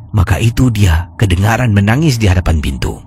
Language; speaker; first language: Malay; native; Malay